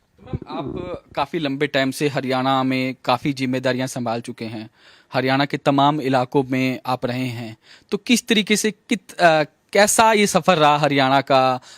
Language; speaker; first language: Hindi; native; Hindi